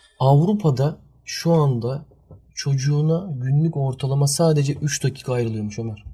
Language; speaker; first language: Turkish; early bilingual, heritage; Turkish